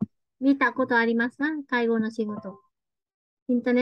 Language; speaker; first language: Japanese; non-native, fluent; Vietnamese